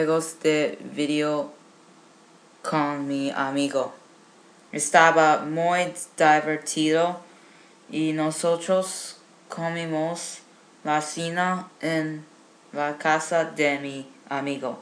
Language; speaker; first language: Spanish; non-native, learner; English